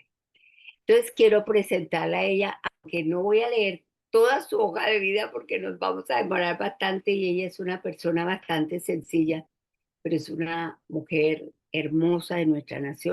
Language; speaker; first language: Spanish; native; Spanish